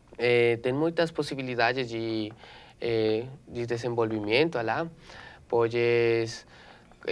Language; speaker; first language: Portuguese; non-native, learner; Spanish